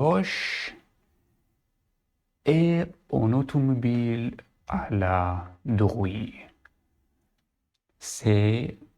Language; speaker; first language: French; non-native, learner; Arabic